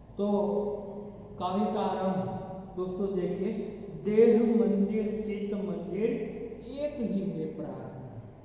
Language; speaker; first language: Hindi; non-native, local second language; Gujarati